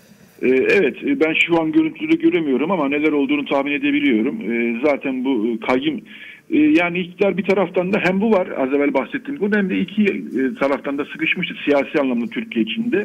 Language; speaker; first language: Turkish; native; Turkish